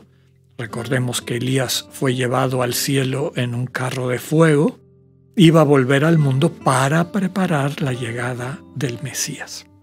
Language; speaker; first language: Spanish; native; Spanish